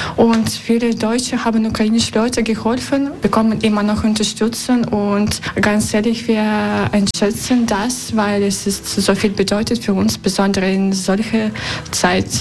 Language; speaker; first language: German; non-native, learner; Russian